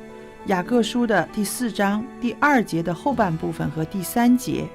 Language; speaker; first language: Chinese; native; Chinese